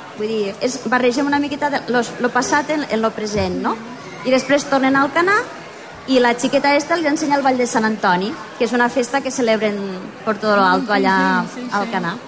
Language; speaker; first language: Catalan; native; Catalan